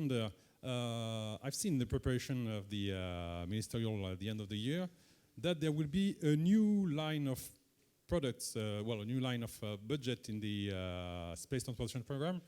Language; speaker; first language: English; non-native, fluent; French